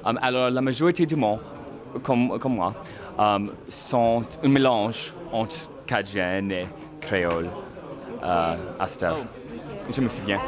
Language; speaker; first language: French; non-native, local second language; English